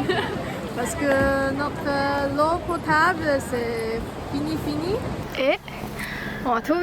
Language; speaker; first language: French; non-native, learner; Chinese